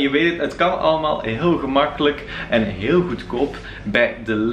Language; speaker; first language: Dutch; native; Dutch